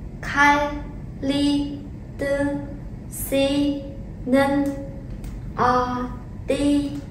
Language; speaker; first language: Korean; non-native, fluent; Vietnamese